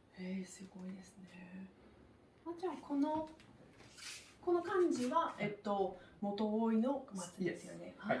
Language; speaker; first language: Japanese; non-native, fluent; English